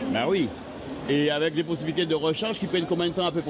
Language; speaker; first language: French; native; French